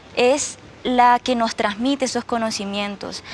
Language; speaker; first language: Spanish; native; Spanish